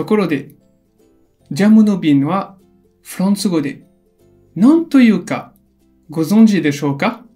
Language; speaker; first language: Japanese; non-native, fluent; French